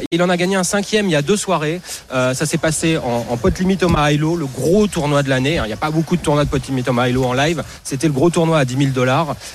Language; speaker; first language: French; native; French